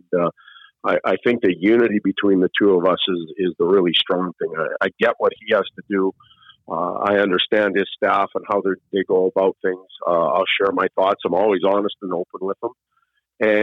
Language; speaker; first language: English; native; English